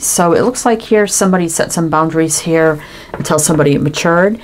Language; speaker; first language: English; native; English